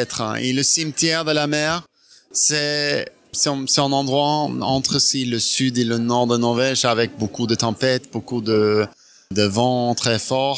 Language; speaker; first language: French; non-native, fluent; Norwegian